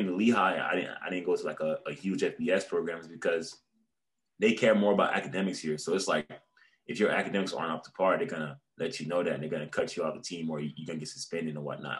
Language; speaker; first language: English; native; English